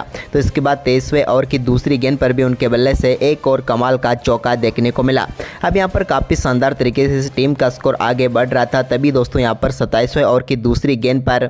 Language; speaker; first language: Hindi; native; Hindi